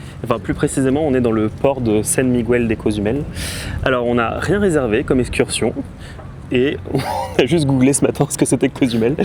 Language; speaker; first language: French; native; French